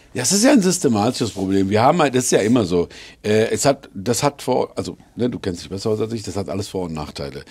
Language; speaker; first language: German; early bilingual, other home language; Persian